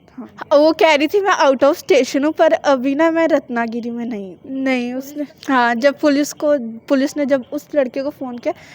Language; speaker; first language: Hindi; non-native, local second language; Punjabi